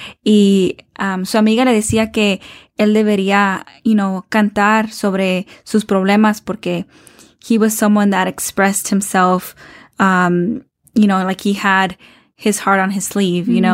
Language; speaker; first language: English; early bilingual, other home language; Spanish